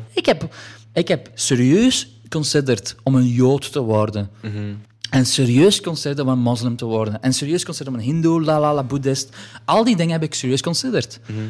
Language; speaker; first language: Dutch; early bilingual, other home language; Polish